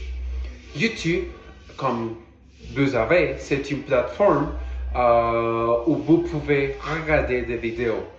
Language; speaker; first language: French; non-native, learner; Portuguese